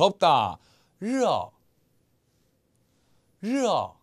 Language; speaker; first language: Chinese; non-native, fluent; Korean